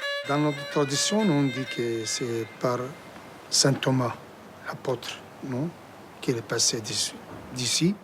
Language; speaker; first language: French; non-native, fluent; Assyrian Neo-Aramaic